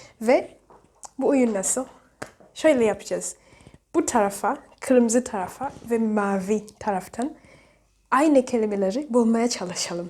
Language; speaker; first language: Turkish; non-native, fluent; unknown